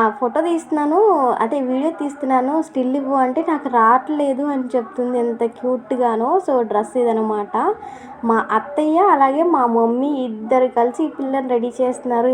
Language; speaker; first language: Telugu; non-native, local second language; Urdu